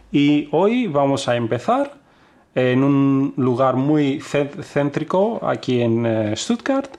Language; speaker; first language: Spanish; non-native, fluent; Greek